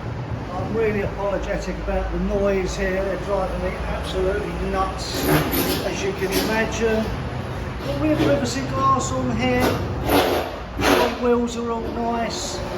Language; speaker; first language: English; native; English